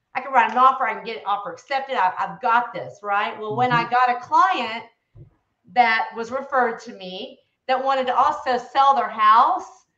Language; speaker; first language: English; native; English